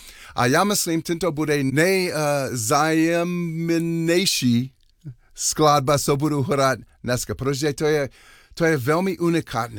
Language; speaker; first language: Czech; non-native, learner; English